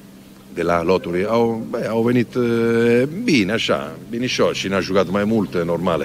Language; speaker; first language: Romanian; non-native, fluent; Italian